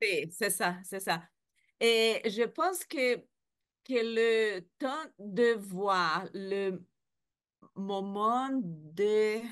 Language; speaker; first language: French; non-native, learner; Spanish